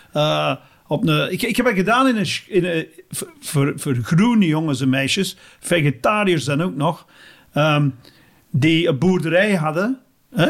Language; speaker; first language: Dutch; non-native, fluent; English